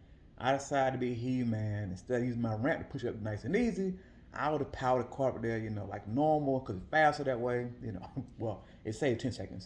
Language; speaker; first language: English; native; English